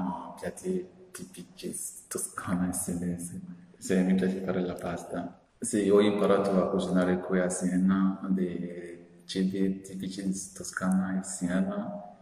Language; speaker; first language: Italian; non-native, learner; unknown